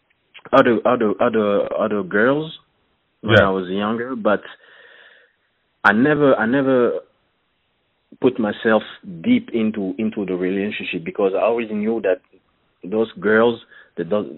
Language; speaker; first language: English; non-native, fluent; French